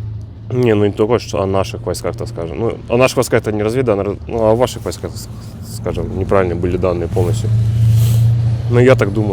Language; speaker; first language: Russian; native; Russian